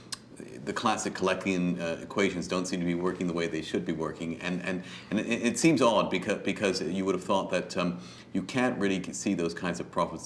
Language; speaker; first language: English; native; English